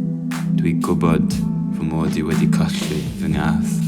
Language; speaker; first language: Welsh; non-native, learner; English